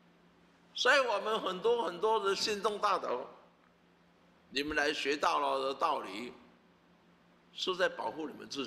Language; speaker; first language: Chinese; native; Chinese